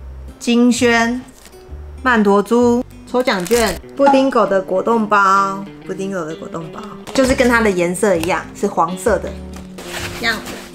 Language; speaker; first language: Chinese; native; Chinese